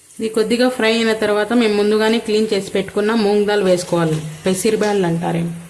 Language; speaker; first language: Telugu; non-native, local second language; Urdu